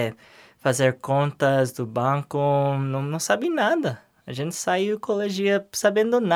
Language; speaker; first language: Portuguese; non-native, learner; English